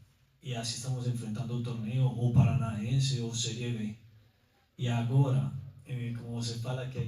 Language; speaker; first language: Portuguese; non-native, learner; Spanish